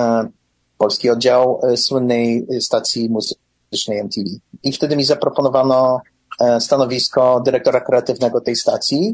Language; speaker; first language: Polish; early bilingual, heritage; English